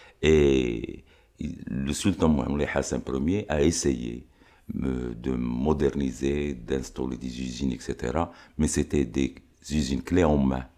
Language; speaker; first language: French; non-native, local second language; Arabic